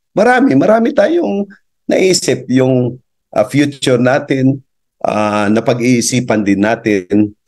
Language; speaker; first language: Filipino; non-native, local second language; Cebuano